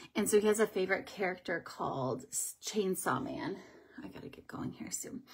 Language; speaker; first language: English; native; English